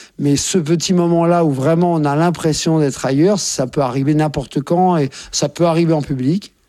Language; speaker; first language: French; native; French